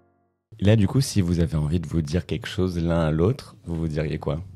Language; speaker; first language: French; native; French